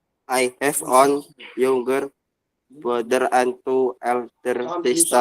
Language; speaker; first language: English; non-native, learner; Indonesian